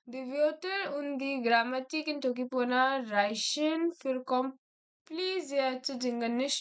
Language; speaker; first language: German; non-native, learner; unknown